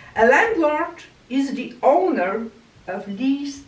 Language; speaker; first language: English; non-native, fluent; Bulgarian